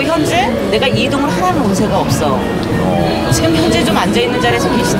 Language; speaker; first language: Korean; native; Korean